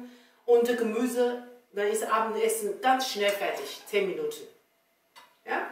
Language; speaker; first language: German; non-native, learner; Chinese